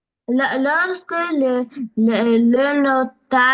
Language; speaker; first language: French; non-native, learner; Arabic